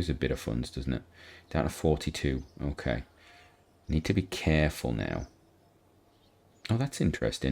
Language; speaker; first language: English; native; English